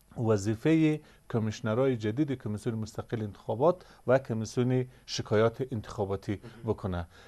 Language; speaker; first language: Persian; native; Persian